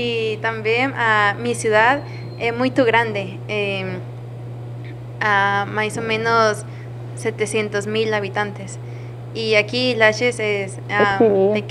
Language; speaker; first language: Portuguese; non-native, learner; Spanish